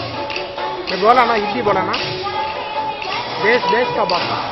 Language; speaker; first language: Hindi; non-native, local second language; Tamil